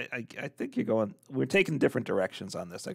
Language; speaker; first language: English; native; English